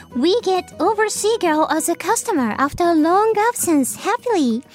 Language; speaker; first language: English; non-native, fluent; Japanese